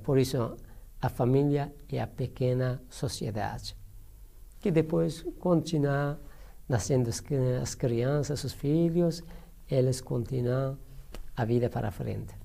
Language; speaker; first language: Portuguese; non-native, learner; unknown